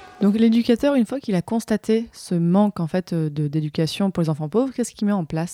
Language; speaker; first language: French; native; French